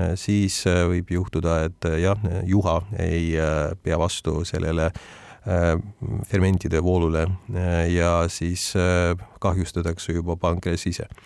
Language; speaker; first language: Estonian; non-native, local second language; Russian